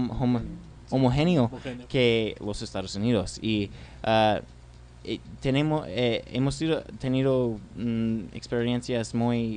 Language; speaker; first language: Spanish; non-native, learner; English